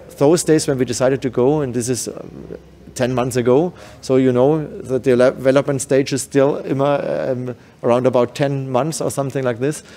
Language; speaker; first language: English; non-native, fluent; German